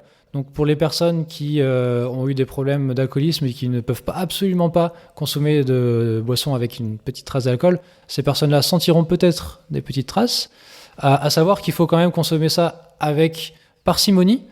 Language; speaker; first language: French; native; French